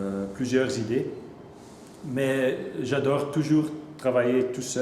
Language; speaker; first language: French; non-native, local second language; Dutch